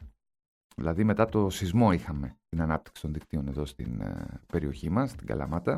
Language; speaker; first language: Greek; native; Greek